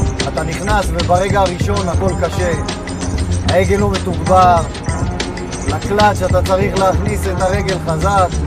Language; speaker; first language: Hebrew; native; Hebrew